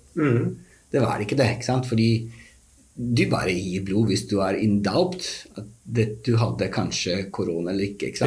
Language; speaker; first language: Norwegian; non-native, fluent; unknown